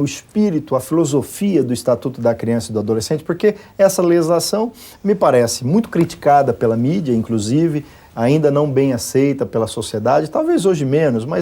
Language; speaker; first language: Portuguese; native; Portuguese